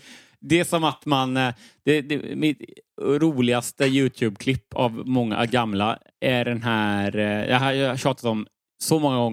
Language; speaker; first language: Swedish; native; Swedish